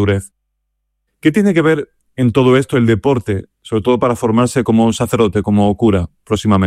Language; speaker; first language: Spanish; native; Spanish